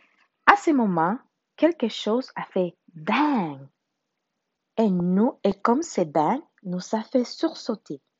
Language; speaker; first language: French; non-native, learner; Spanish